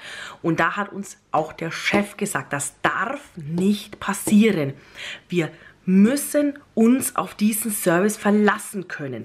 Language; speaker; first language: German; native; German